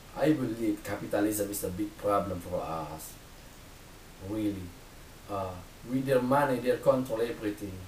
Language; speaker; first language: English; non-native, learner; Indonesian